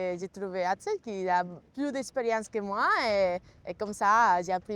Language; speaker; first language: French; non-native, fluent; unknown